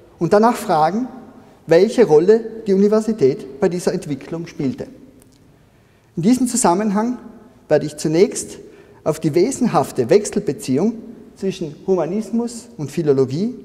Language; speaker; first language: German; native; German